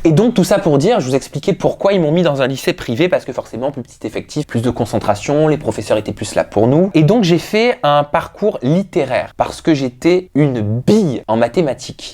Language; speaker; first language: French; native; French